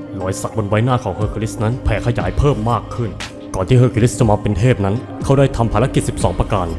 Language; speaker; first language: Thai; native; Thai